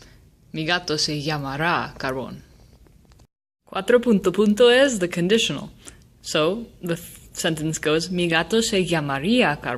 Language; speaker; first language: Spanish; non-native, learner; English